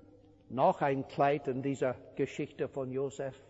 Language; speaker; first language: German; non-native, fluent; English